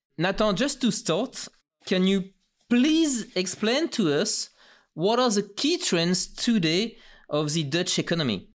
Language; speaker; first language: English; non-native, fluent; French